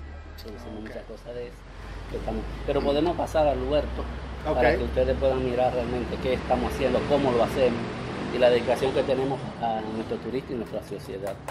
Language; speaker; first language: Spanish; native; Spanish